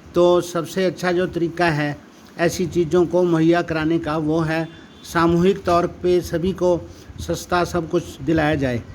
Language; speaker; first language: Hindi; non-native, local second language; Punjabi